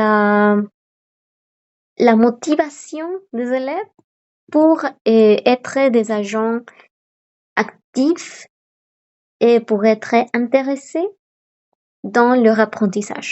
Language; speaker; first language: French; non-native, fluent; Spanish